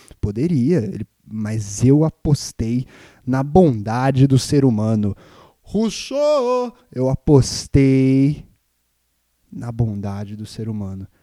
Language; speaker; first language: Portuguese; native; Portuguese